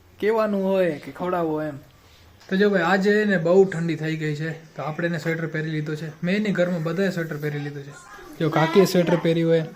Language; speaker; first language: Gujarati; non-native, local second language; Kachhi